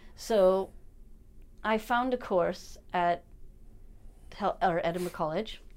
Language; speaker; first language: English; native; English